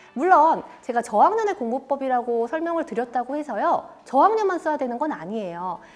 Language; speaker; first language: Korean; native; Korean